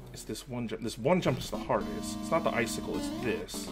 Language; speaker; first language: English; native; English